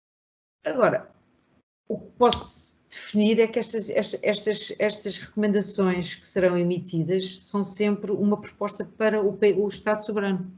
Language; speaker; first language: Portuguese; native; Portuguese